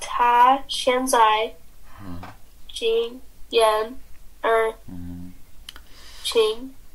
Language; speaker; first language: Chinese; non-native, learner; English